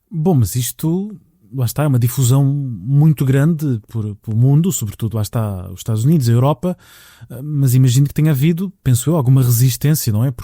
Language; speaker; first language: Portuguese; native; Portuguese